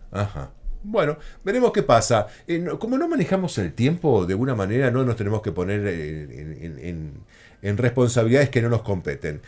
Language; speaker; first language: Spanish; native; Spanish